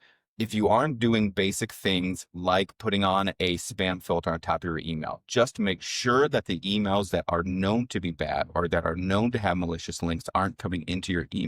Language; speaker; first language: English; native; English